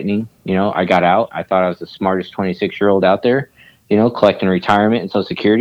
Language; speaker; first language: English; native; English